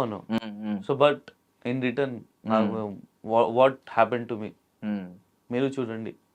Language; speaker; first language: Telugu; non-native, local second language; Hindi